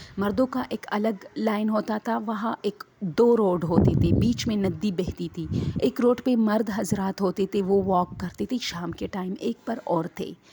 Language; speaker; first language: Urdu; non-native, local second language; Pashto